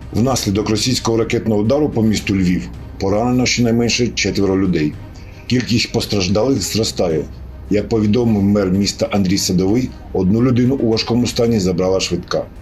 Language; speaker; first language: Ukrainian; native; Ukrainian